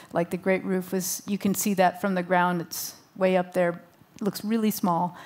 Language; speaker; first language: English; native; English